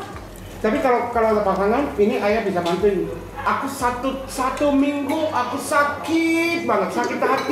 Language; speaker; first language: Indonesian; non-native, learner; Japanese